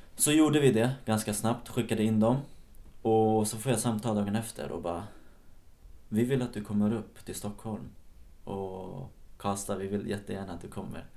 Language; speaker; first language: Swedish; native; Swedish